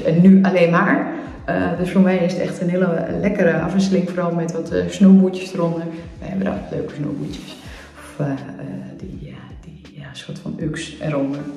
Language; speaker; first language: Dutch; native; Dutch